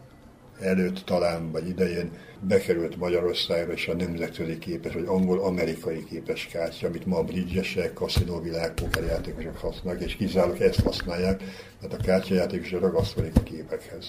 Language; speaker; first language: Hungarian; native; Hungarian